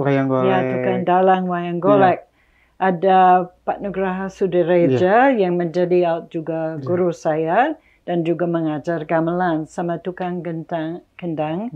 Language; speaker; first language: Indonesian; non-native, fluent; English